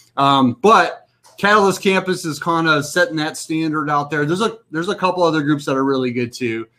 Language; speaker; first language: English; native; English